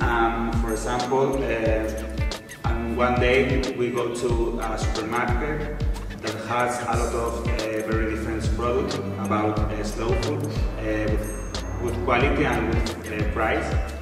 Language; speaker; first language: English; non-native, learner; Spanish